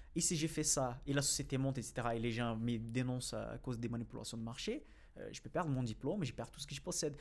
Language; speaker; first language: French; non-native, fluent; Portuguese